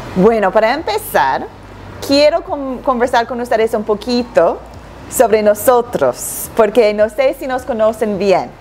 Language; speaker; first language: Spanish; non-native, fluent; English